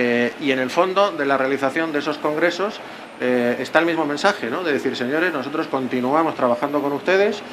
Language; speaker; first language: Spanish; native; Spanish